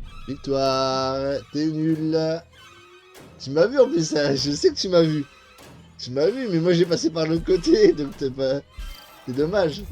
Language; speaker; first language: French; native; French